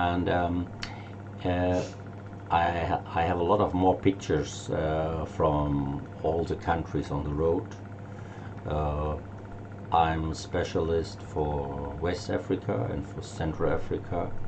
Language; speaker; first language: English; non-native, learner; German